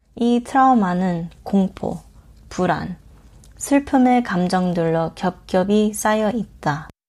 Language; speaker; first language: Korean; early bilingual, heritage; Korean